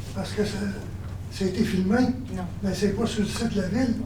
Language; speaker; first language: French; native; French